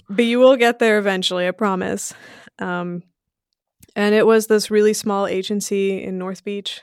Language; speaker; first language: English; early bilingual, other home language; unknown